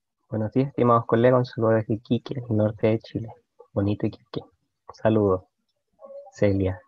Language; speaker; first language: Spanish; native; Spanish